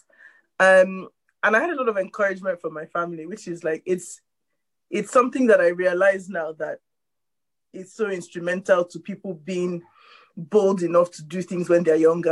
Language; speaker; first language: English; non-native, local second language; Yoruba